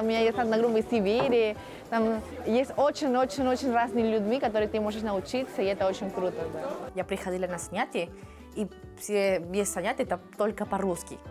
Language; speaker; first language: Russian; non-native, fluent; Spanish